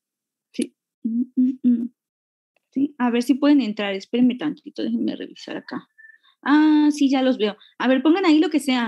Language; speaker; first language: Spanish; native; Spanish